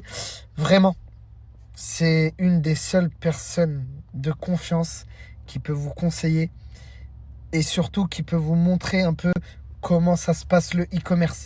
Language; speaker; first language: French; native; French